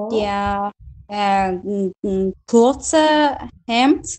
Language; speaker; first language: German; non-native, learner; Persian